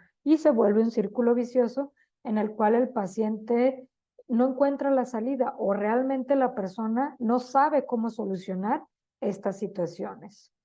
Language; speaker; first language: Spanish; native; Spanish